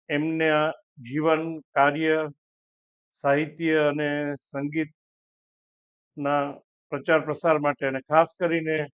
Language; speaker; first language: Gujarati; native; Gujarati